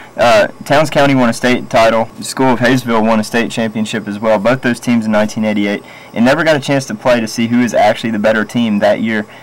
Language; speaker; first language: English; native; English